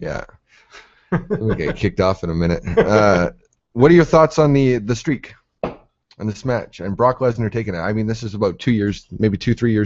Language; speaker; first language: English; native; English